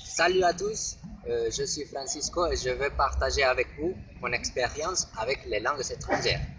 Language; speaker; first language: French; non-native, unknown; Spanish